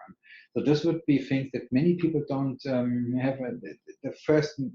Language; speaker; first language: English; non-native, fluent; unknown